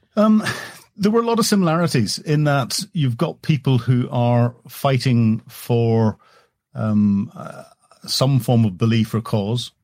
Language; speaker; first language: English; native; English